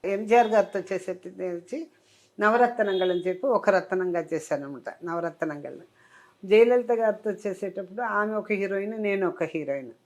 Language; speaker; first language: Telugu; native; Telugu